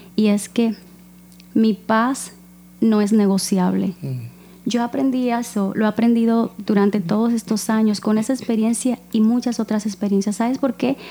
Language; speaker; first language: Spanish; native; Spanish